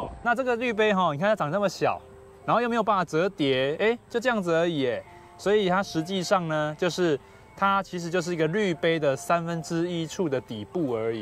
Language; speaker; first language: Chinese; native; Chinese